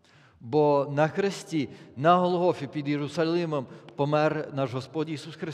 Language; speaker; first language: Polish; non-native, learner; Ukrainian